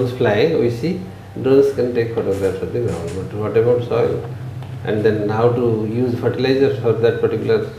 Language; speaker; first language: English; non-native, local second language; Odia